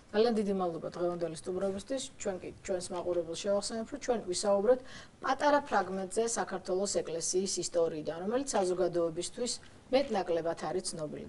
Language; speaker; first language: Georgian; native; Georgian